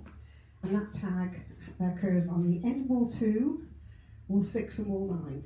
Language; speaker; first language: English; native; English